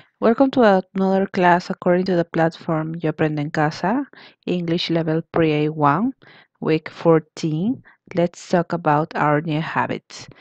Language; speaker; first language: English; non-native, fluent; Spanish